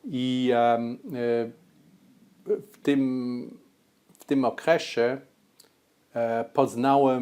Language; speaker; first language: Polish; early bilingual, heritage; Polish